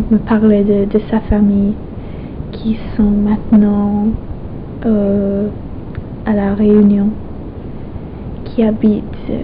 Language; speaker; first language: French; non-native, fluent; English